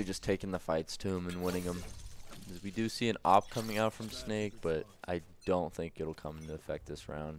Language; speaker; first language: English; native; English